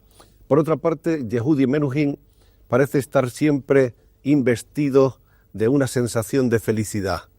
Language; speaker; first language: Spanish; native; Spanish